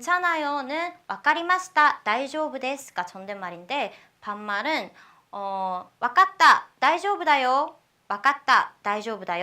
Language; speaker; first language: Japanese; non-native, learner; Korean